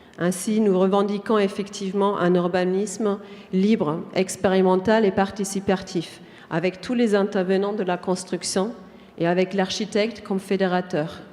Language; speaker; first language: French; non-native, fluent; German